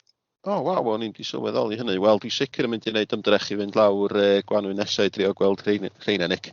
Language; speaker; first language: Welsh; native; Welsh